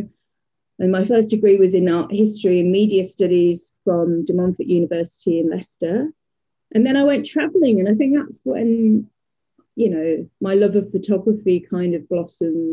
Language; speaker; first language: English; native; English